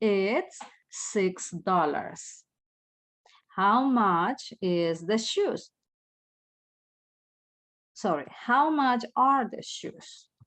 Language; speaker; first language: English; non-native, fluent; Spanish